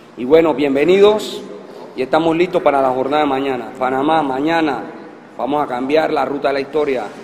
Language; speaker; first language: Spanish; native; Spanish